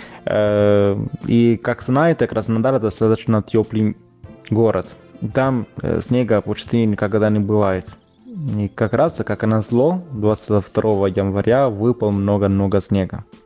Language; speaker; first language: Russian; non-native, fluent; Italian